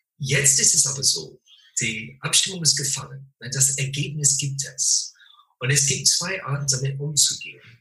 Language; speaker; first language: German; non-native, fluent; English